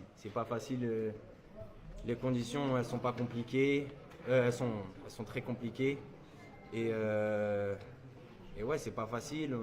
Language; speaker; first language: French; early bilingual, other home language; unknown